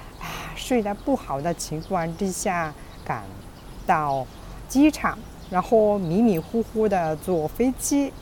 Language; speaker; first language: Chinese; non-native, fluent; Japanese